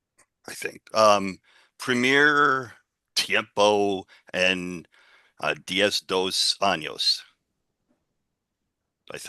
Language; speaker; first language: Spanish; non-native, learner; English